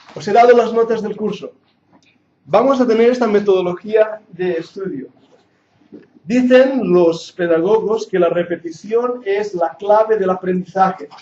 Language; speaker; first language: Spanish; non-native, fluent; English